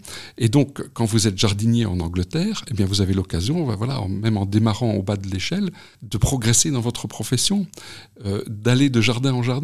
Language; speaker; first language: French; native; French